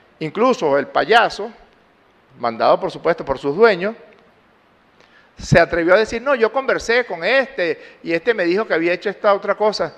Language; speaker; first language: Spanish; native; Spanish